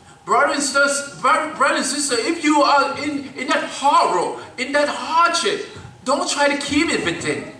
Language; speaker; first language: English; non-native, fluent; Thai